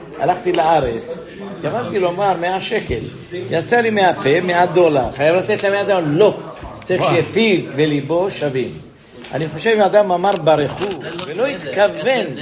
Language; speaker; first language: Hebrew; native; Hebrew